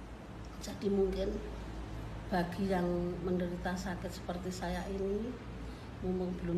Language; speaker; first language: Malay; non-native, local second language; Javanese